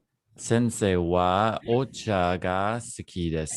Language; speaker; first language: Japanese; non-native, learner; English